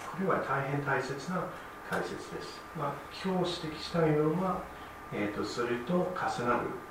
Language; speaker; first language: Japanese; non-native, fluent; English